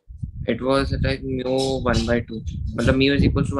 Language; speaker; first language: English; non-native, local second language; Hindi